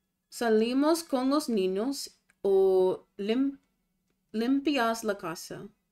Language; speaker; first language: Spanish; non-native, learner; English